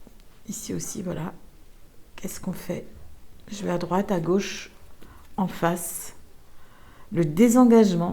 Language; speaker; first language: French; native; French